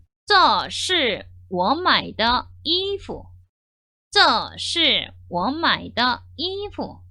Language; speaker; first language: Chinese; non-native, local second language; Korean